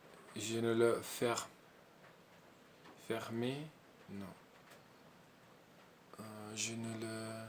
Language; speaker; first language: French; non-native, learner; Spanish